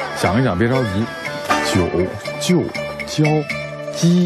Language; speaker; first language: Chinese; native; Chinese